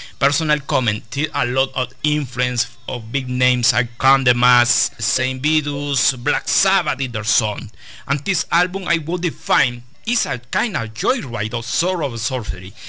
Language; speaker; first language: English; non-native, learner; Spanish